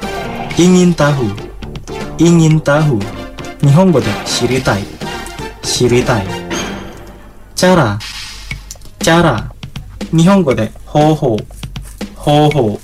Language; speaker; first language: Japanese; non-native, fluent; Indonesian